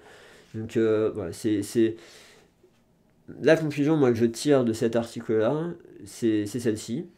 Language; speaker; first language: French; native; French